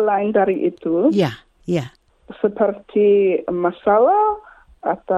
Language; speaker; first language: Indonesian; non-native, learner; English